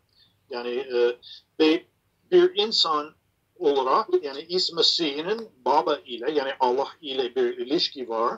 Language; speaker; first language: Turkish; non-native, fluent; English